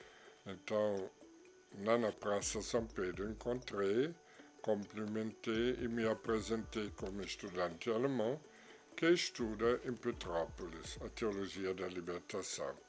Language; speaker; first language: Portuguese; non-native, fluent; German